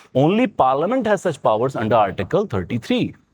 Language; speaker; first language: English; non-native, local second language; Punjabi